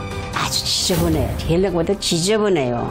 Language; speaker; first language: Korean; native; Korean